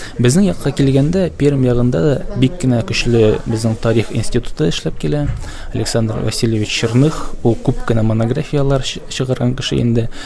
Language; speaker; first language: Tatar; native; Tatar